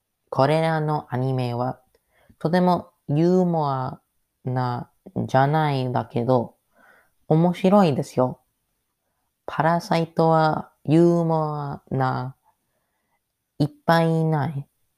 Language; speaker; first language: Japanese; non-native, learner; English